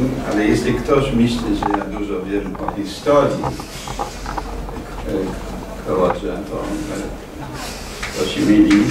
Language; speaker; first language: Polish; non-native, fluent; English